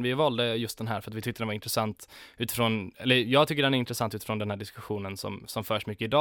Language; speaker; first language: Swedish; native; Swedish